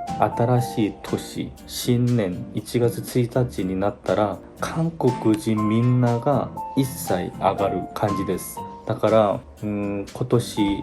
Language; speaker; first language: Japanese; non-native, fluent; Korean